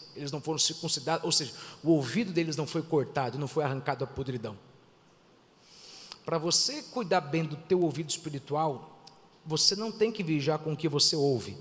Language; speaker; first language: Portuguese; native; Portuguese